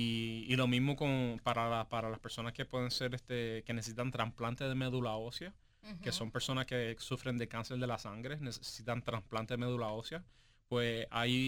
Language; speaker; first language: Spanish; native; Spanish